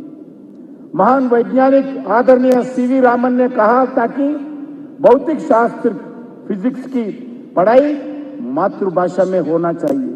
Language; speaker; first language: Hindi; non-native, local second language; Telugu